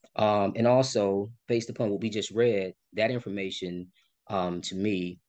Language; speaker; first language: English; native; English